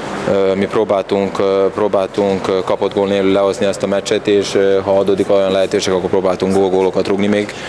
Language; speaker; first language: Hungarian; non-native, fluent; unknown